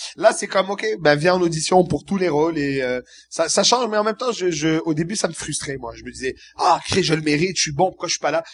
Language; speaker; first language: French; early bilingual, other home language; Arabic